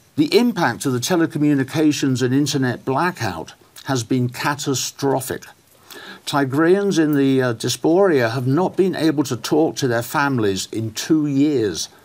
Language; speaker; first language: English; native; English